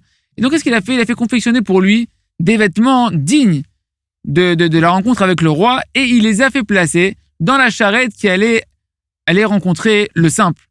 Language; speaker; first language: French; native; French